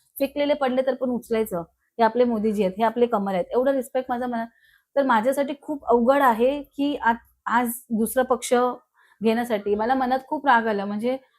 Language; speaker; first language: Marathi; non-native, local second language; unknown